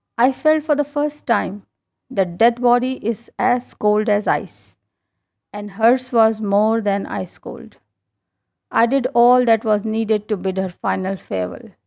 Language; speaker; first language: English; non-native, local second language; Hindi